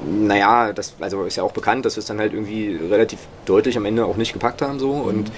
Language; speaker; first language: German; native; German